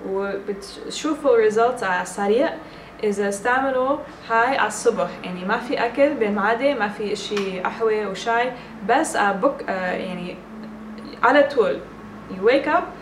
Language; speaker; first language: Arabic; early bilingual, heritage; English